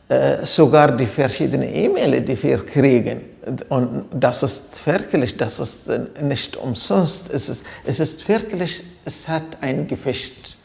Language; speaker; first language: German; non-native, fluent; Arabic